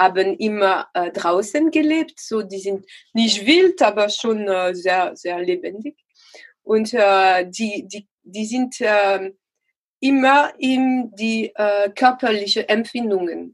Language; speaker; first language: German; non-native, learner; French